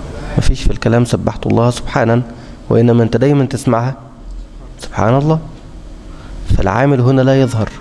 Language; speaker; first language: Arabic; native; Arabic